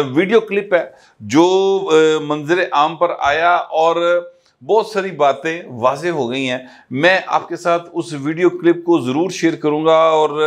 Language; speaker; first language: Urdu; non-native, local second language; Punjabi